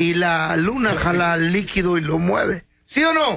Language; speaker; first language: Spanish; native; Spanish